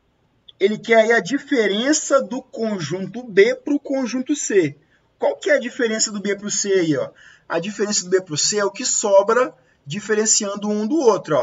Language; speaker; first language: Portuguese; native; Portuguese